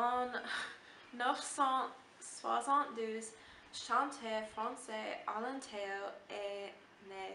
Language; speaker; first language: French; non-native, learner; English